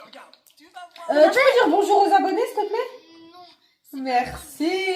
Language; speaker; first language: French; native; French